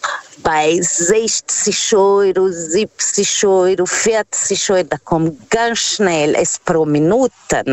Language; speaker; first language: German; non-native, fluent; Portuguese